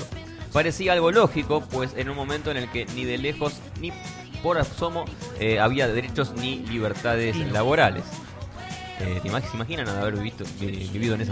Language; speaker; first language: Spanish; native; Spanish